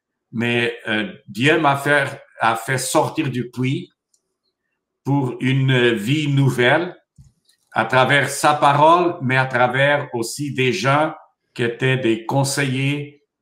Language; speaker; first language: French; non-native, fluent; Portuguese